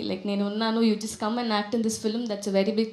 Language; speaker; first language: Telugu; non-native, fluent; Tamil